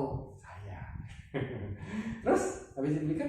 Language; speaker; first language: Indonesian; native; Indonesian